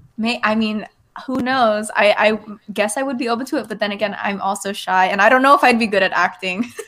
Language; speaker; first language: English; native; English